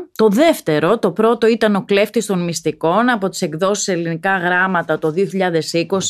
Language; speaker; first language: Greek; native; Greek